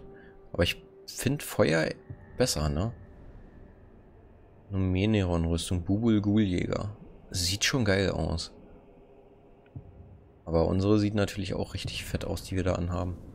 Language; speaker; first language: German; native; German